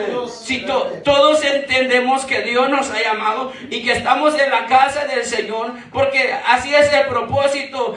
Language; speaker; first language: Spanish; native; Spanish